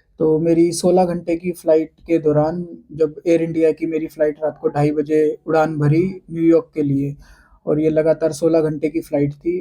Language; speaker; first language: Hindi; native; Hindi